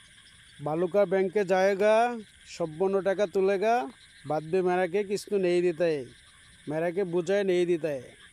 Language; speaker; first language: Hindi; non-native, learner; Bangla